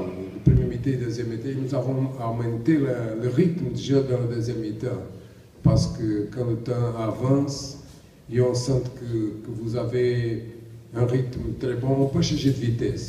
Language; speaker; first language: French; non-native, learner; Portuguese